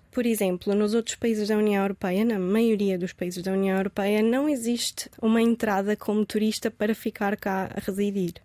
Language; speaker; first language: Portuguese; early bilingual, other home language; Romanian